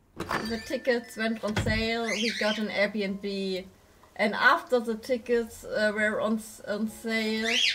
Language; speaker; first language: English; non-native, learner; German